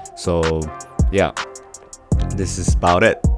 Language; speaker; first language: English; non-native, fluent; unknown